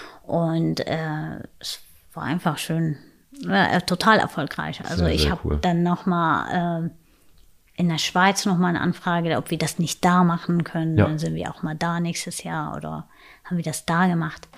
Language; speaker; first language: German; non-native, fluent; Arabic